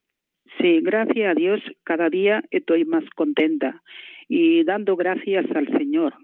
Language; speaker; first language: Spanish; non-native, fluent; Malayalam